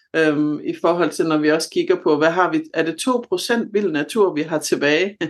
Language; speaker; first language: Danish; native; Danish